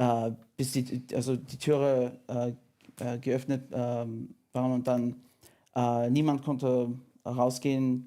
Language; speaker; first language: German; non-native, fluent; English